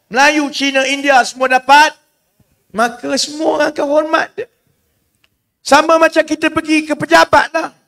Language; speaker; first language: Malay; native; Malay